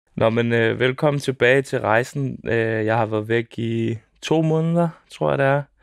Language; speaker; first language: Danish; early bilingual, other home language; Serbian